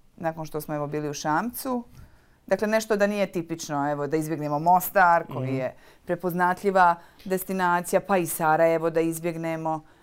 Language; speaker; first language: Croatian; native; Croatian